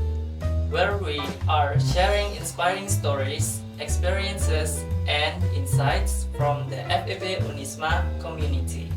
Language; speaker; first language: English; non-native, fluent; Indonesian